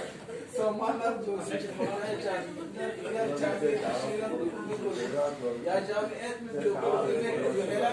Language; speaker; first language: Turkish; non-native, fluent; Somali